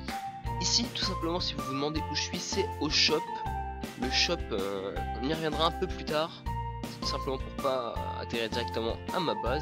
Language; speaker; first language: French; native; French